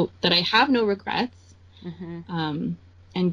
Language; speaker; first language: English; native; English